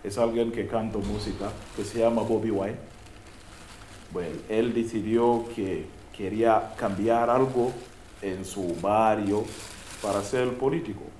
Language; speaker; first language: Spanish; non-native, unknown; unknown